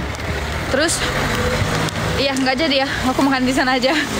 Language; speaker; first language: Indonesian; non-native, fluent; Turkish